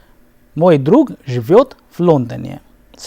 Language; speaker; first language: Russian; non-native, fluent; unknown